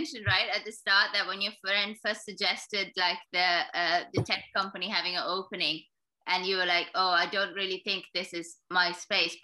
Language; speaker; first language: English; non-native, local second language; Sinhala